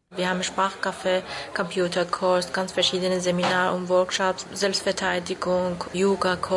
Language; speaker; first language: German; non-native, learner; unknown